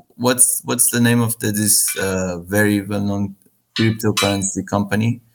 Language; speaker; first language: English; non-native, fluent; Persian